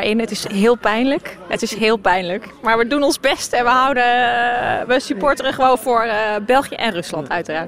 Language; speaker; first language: Dutch; native; Dutch